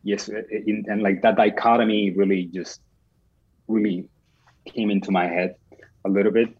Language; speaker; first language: English; non-native, fluent; Spanish